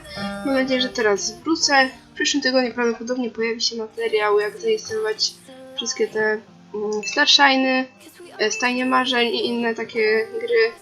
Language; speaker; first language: Polish; native; Polish